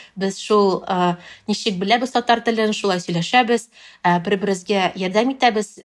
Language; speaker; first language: Tatar; non-native, local second language; Russian